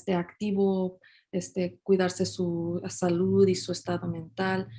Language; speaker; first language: Spanish; early bilingual, heritage; Spanish